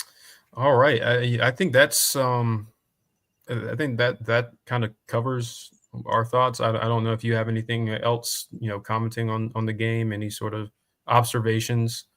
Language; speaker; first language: English; native; English